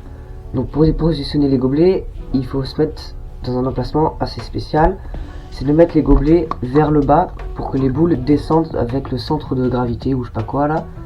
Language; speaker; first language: French; native; French